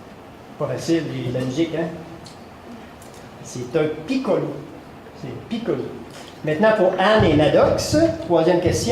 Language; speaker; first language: French; native; French